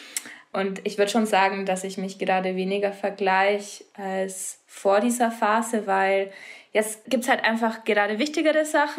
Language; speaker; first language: German; native; German